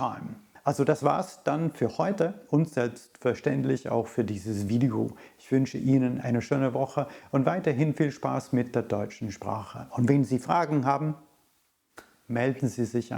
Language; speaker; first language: German; non-native, fluent; English